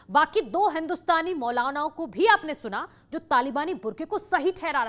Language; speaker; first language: Hindi; native; Hindi